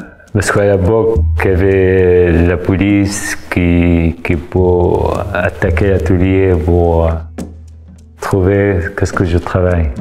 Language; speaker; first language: French; non-native, fluent; Arabic